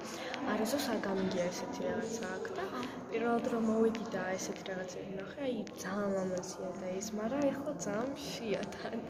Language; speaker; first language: Georgian; early bilingual, heritage; Georgian